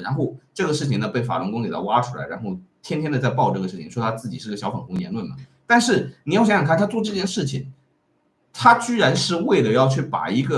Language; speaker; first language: Chinese; native; Chinese